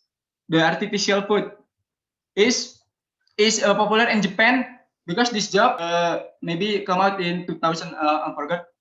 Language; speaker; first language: English; non-native, learner; Indonesian